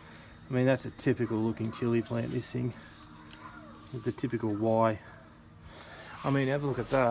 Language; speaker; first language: English; native; English